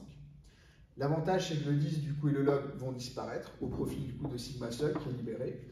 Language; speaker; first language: French; native; French